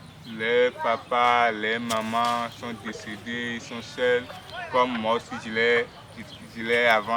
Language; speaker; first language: French; non-native, local second language; Fon